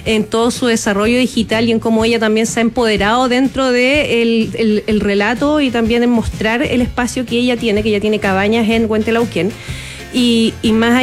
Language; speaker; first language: Spanish; native; Spanish